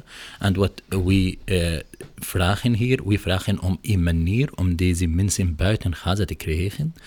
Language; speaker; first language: Dutch; non-native, learner; Arabic